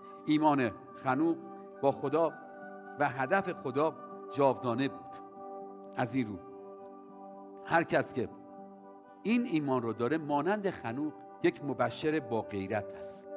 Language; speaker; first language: Persian; native; Persian